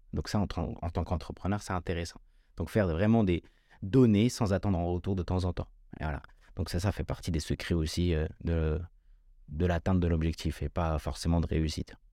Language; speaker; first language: French; early bilingual, other home language; Kabyle